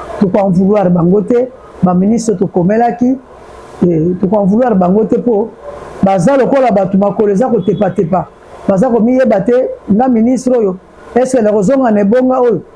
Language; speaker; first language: Lingala; native; Lingala